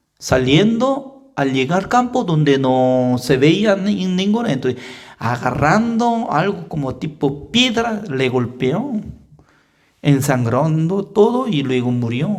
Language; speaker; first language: Spanish; non-native, fluent; Korean